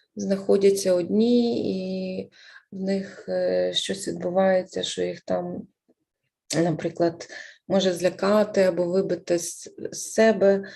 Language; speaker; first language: Ukrainian; native; Ukrainian